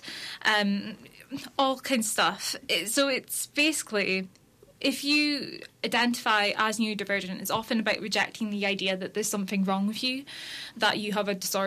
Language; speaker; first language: English; native; English